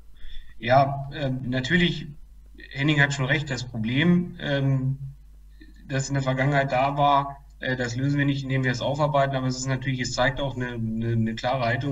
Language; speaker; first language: German; native; German